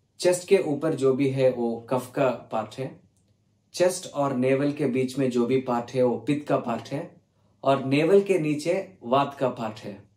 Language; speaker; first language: Hindi; non-native, learner; Tamil